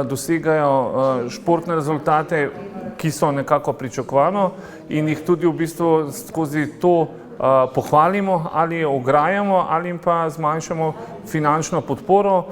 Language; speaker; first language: Slovenian; native; Slovenian